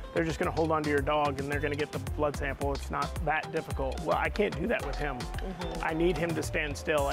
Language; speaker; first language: English; native; English